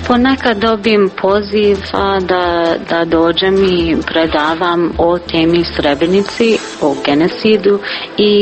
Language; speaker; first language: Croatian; non-native, learner; English